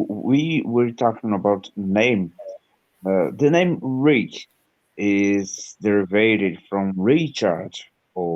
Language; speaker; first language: English; non-native, learner; Portuguese